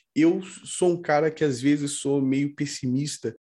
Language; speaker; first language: Portuguese; native; Portuguese